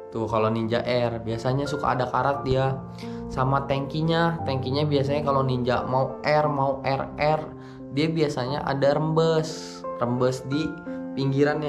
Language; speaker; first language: Indonesian; native; Indonesian